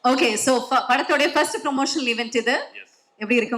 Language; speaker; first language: Tamil; native; Tamil